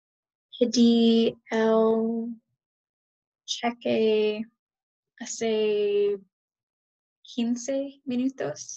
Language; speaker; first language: Spanish; non-native, learner; English